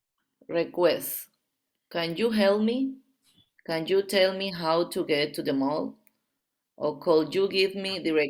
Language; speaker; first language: English; non-native, learner; Spanish